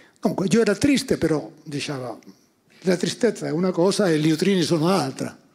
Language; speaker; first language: Italian; non-native, fluent; Spanish